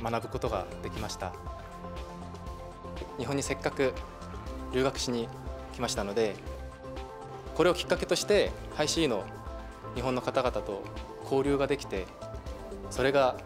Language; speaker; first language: Japanese; non-native, fluent; Korean